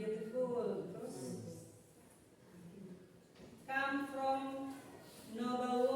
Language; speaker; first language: English; non-native, local second language; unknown